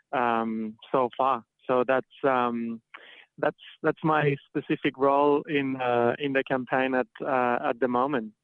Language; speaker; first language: English; non-native, fluent; Catalan